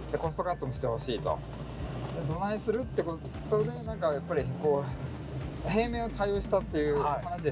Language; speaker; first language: Japanese; native; Japanese